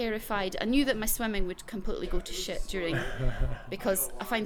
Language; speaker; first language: English; native; English